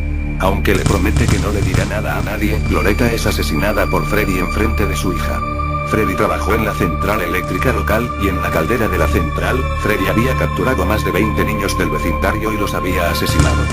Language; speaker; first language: Spanish; native; Spanish